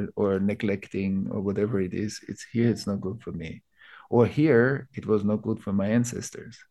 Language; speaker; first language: English; non-native, fluent; German